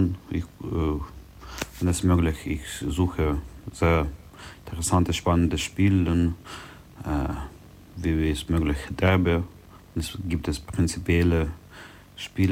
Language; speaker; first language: German; non-native, learner; Ukrainian